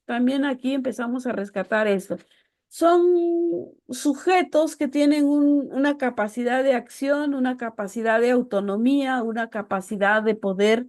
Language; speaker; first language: Spanish; native; Spanish